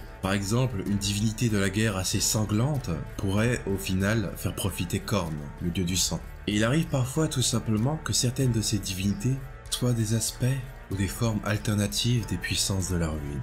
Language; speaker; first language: French; native; French